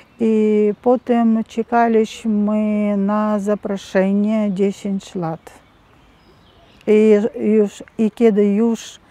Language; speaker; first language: Polish; non-native, learner; Russian